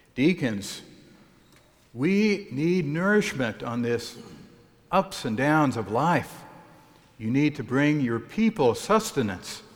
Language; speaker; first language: English; native; English